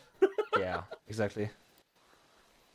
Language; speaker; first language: English; non-native, fluent; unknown